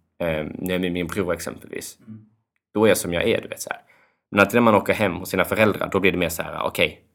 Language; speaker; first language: Swedish; early bilingual, other home language; Albanian